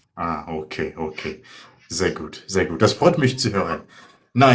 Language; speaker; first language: German; non-native, learner; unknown